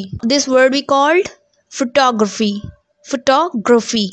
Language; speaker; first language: English; non-native, local second language; Hindi